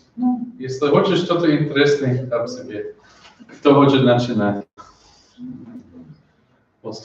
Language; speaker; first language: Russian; non-native, learner; English